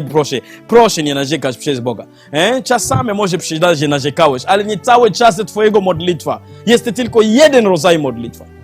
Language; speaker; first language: Polish; non-native, learner; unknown